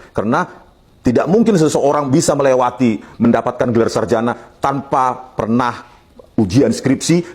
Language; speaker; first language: Indonesian; native; Indonesian